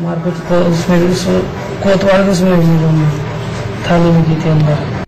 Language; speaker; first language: Hindi; native; Hindi